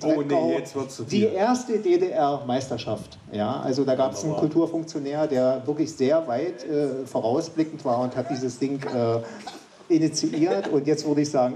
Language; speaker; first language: German; native; German